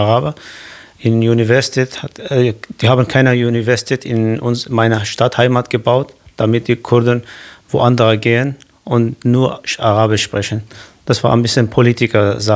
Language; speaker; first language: German; non-native, learner; Kurdish